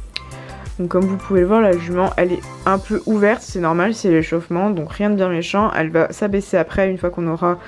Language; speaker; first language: French; native; French